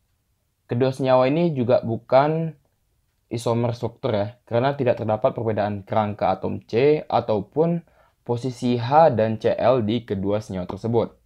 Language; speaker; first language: Indonesian; native; Indonesian